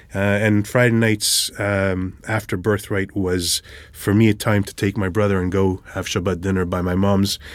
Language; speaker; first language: English; early bilingual, other home language; Hebrew